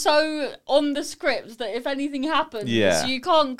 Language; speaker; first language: English; native; English